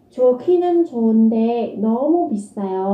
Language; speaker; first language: Korean; non-native, fluent; Vietnamese